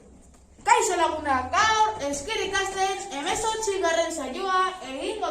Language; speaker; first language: Basque; non-native, learner; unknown